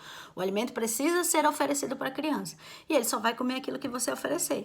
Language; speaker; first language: Portuguese; native; Portuguese